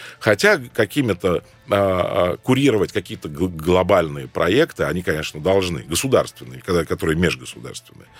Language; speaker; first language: Russian; non-native, fluent; Arabic